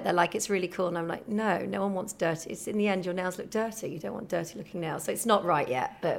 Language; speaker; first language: English; native; English